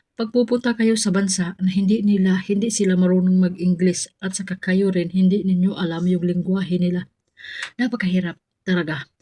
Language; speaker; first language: Filipino; non-native, local second language; Cebuano